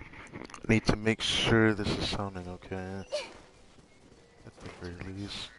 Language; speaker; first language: English; native; English